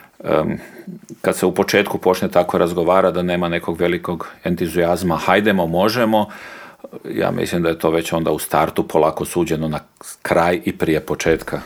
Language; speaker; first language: Croatian; native; Croatian